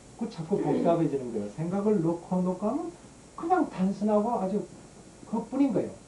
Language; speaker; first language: Korean; native; Korean